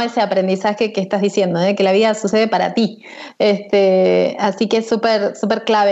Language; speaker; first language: Spanish; native; Spanish